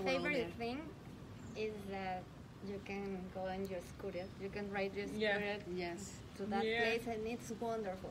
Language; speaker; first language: English; non-native, learner; Spanish